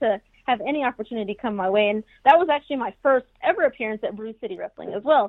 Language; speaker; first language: English; native; English